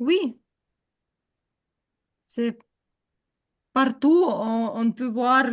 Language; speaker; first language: French; non-native, learner; Ukrainian